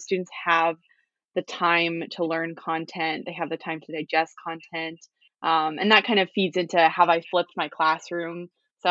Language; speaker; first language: English; native; English